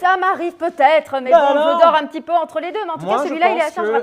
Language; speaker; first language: French; native; French